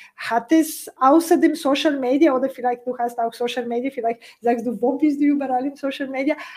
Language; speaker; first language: German; non-native, fluent; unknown